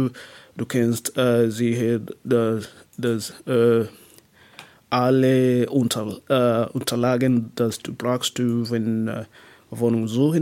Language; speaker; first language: German; non-native, learner; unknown